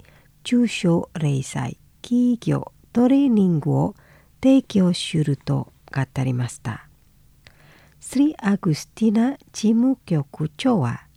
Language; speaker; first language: Japanese; non-native, fluent; Indonesian